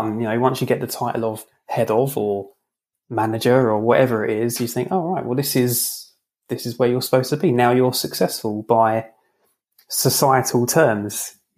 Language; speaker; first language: English; native; English